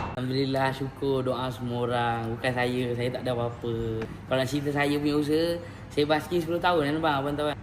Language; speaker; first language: Malay; native; Malay